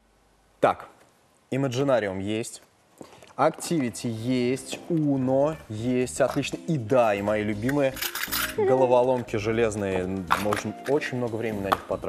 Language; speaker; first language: Russian; native; Russian